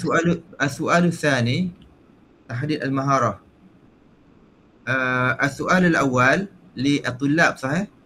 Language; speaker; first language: Arabic; non-native, fluent; Malay